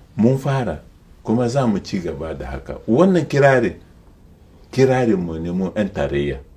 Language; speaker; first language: Hausa; non-native, local second language; Arabic